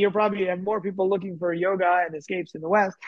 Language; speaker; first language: English; native; English